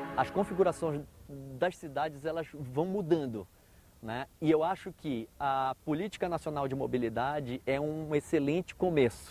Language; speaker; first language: Portuguese; native; Portuguese